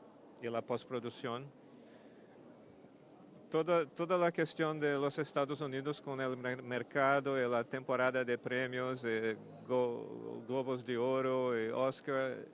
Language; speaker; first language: Spanish; non-native, fluent; Portuguese